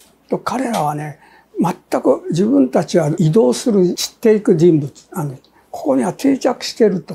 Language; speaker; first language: Japanese; native; Japanese